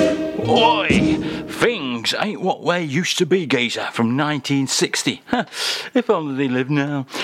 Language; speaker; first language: English; native; English